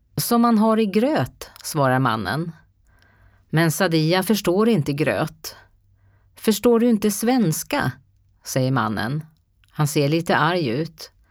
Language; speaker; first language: Swedish; native; Swedish